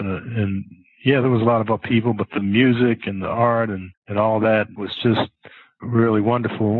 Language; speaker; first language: English; native; English